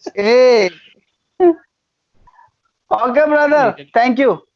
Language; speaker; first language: English; non-native, fluent; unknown